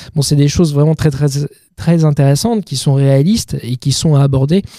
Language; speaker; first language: French; native; French